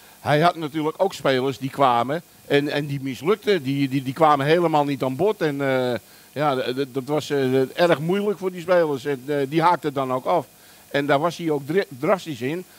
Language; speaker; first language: Dutch; early bilingual, other home language; German